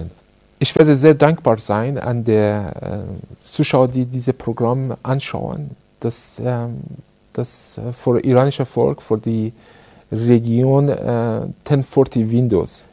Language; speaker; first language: German; non-native, learner; Persian